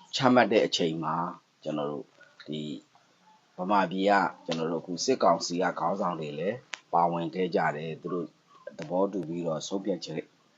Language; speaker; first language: Burmese; non-native, local second language; Pa'o Karen